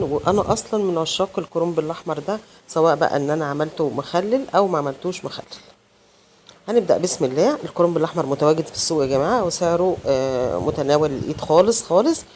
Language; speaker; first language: Arabic; native; Arabic